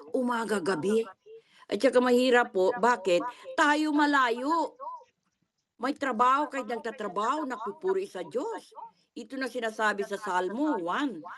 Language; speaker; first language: Filipino; non-native, local second language; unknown